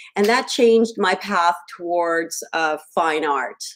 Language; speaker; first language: English; native; English